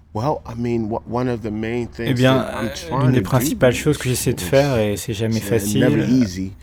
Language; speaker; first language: French; non-native, fluent; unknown